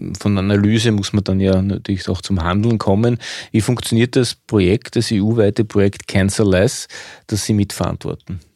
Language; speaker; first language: German; native; German